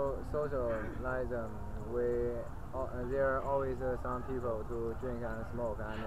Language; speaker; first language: English; non-native, learner; Chinese